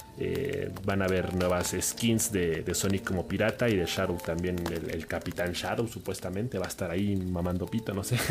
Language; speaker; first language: Spanish; native; Spanish